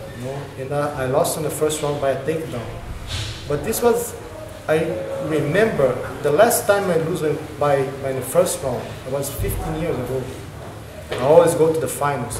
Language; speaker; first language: English; non-native, learner; Portuguese